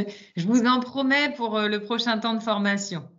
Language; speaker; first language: French; native; French